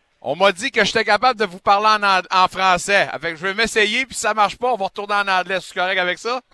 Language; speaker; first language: French; native; French